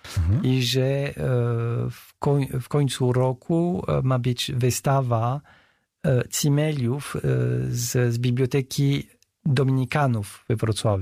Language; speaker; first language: Polish; non-native, fluent; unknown